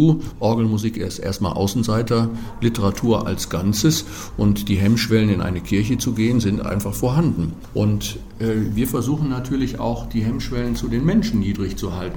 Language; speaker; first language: German; native; German